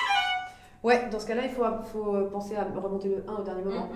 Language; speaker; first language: French; native; French